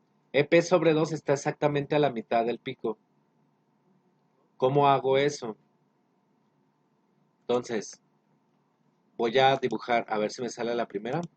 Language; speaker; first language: Spanish; native; Spanish